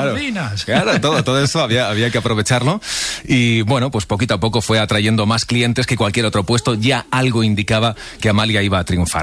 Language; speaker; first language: Spanish; native; Spanish